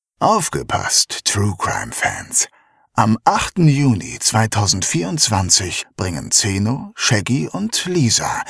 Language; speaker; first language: German; native; German